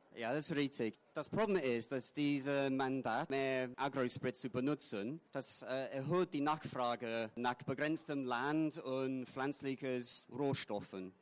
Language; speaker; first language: German; non-native, fluent; English